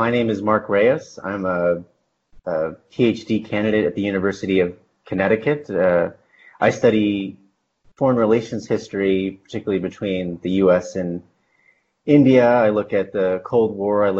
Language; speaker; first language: English; native; English